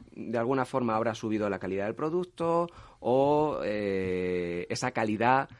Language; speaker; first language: Spanish; native; Spanish